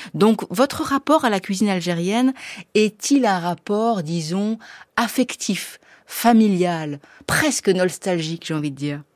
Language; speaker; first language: French; native; French